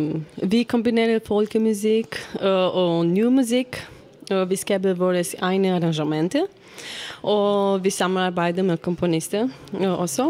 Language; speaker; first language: Danish; non-native, learner; Romanian